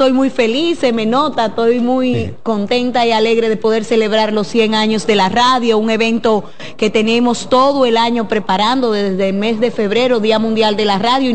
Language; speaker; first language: Spanish; native; Spanish